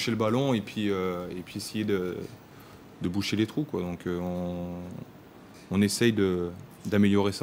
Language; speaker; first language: French; native; French